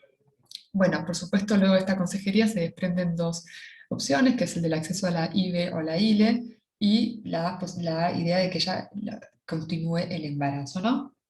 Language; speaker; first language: Spanish; native; Spanish